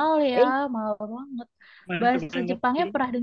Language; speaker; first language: Indonesian; native; Indonesian